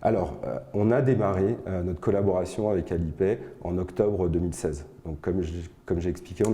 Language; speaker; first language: French; native; French